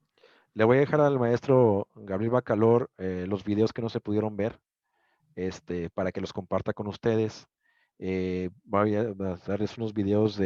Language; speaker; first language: Spanish; native; Spanish